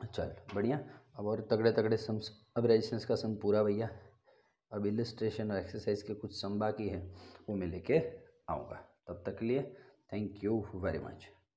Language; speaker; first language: Hindi; non-native, local second language; Gujarati